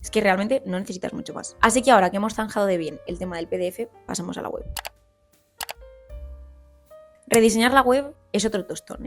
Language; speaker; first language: Spanish; native; Spanish